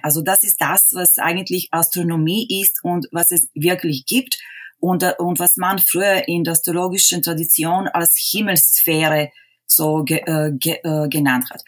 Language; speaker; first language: German; non-native, fluent; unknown